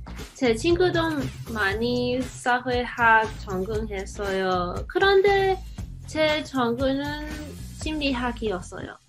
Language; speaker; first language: Korean; non-native, learner; English